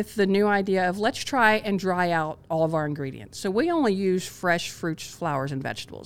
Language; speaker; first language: English; native; English